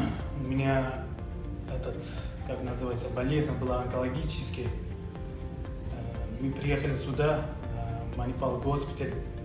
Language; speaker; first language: Russian; non-native, learner; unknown